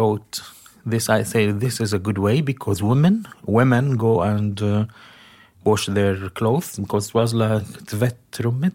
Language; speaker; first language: English; non-native, fluent; Arabic